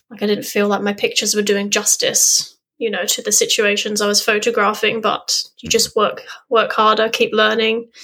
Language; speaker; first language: English; native; English